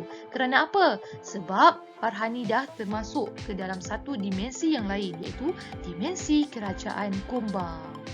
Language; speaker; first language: Malay; native; Malay